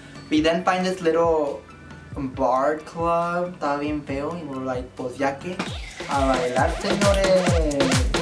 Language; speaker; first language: Spanish; early bilingual, heritage; Spanish